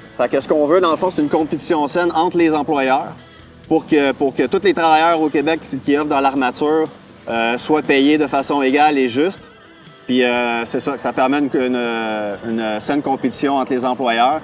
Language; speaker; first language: French; native; French